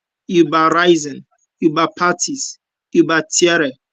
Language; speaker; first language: German; non-native, learner; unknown